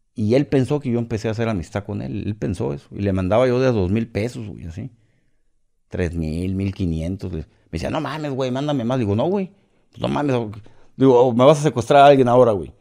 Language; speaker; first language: Spanish; native; Spanish